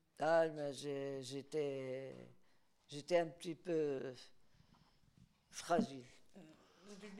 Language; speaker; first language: French; non-native, learner; Spanish